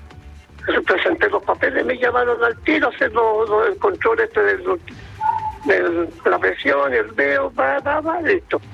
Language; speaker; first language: Spanish; native; Spanish